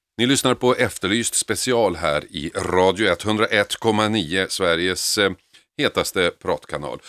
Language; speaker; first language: Swedish; native; Swedish